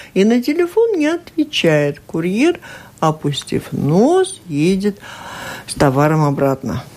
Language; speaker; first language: Russian; native; Russian